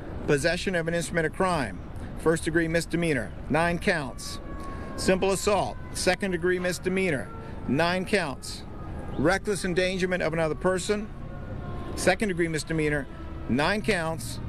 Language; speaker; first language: English; native; English